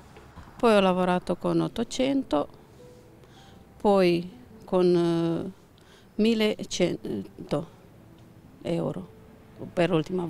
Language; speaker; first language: Italian; non-native, learner; Romanian